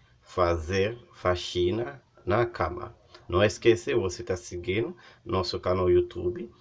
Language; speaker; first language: Portuguese; non-native, learner; Haitian Creole